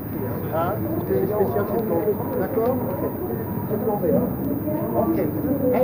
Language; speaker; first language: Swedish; non-native, learner; French